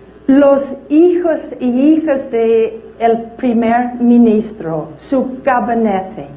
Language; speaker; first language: Spanish; non-native, fluent; English